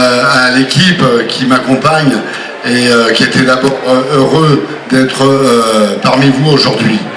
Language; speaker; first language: French; native; French